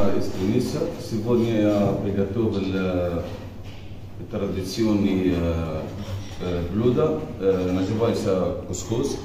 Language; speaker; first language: Russian; non-native, fluent; Arabic